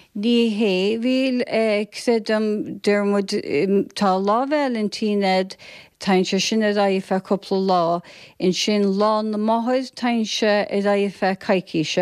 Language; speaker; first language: Irish; native; Irish